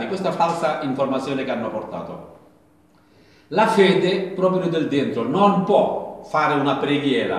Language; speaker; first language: Italian; non-native, learner; Bangla